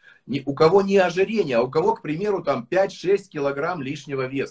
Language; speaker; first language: Russian; native; Russian